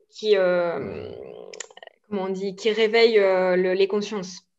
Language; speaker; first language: French; native; French